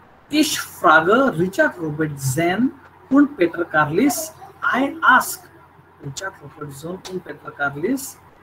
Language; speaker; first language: German; non-native, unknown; Marathi